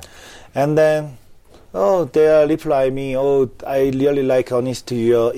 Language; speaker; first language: English; non-native, learner; Korean